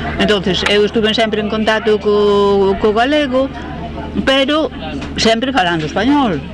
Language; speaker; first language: Galician; non-native, local second language; Spanish